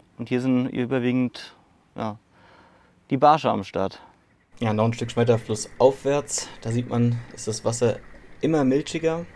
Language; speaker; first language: German; native; German